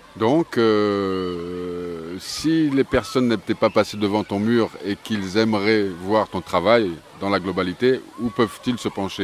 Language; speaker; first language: French; native; French